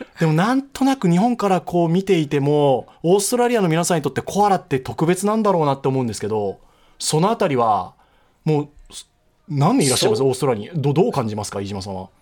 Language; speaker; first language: Japanese; native; Japanese